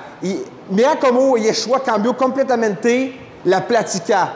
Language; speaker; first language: Spanish; non-native, fluent; French